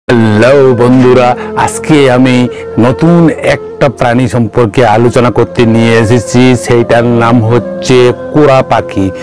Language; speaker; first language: Bangla; non-native, local second language; Kok Borok